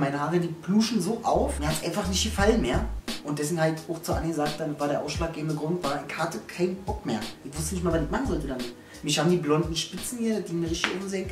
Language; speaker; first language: German; native; German